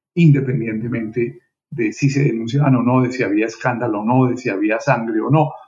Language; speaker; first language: Spanish; native; Spanish